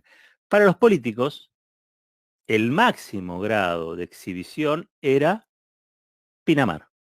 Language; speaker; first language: Spanish; native; Spanish